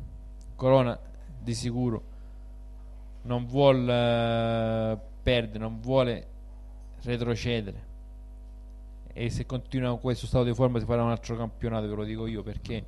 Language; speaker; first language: Italian; native; Italian